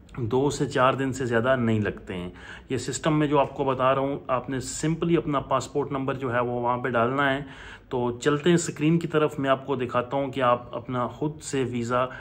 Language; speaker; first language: Urdu; non-native, local second language; Punjabi